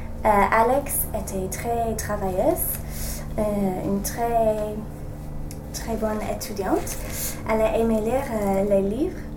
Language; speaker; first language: French; non-native, learner; English